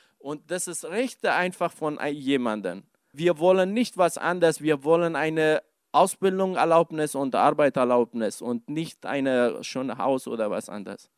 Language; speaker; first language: German; non-native, learner; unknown